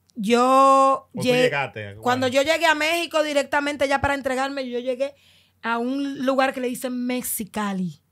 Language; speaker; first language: Spanish; native; Spanish